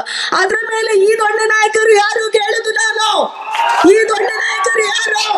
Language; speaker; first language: Kannada; native; Kannada